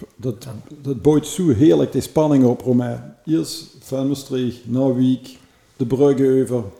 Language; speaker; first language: Dutch; native; Dutch